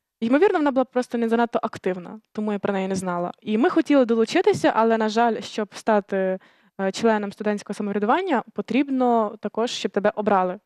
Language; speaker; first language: Ukrainian; native; Ukrainian